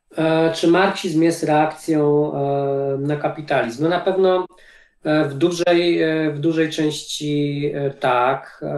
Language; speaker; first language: Polish; native; Polish